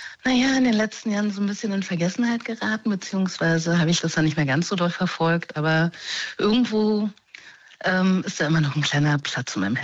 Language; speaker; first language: German; native; German